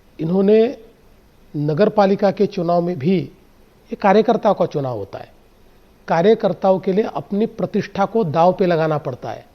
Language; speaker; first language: Hindi; non-native, local second language; Marathi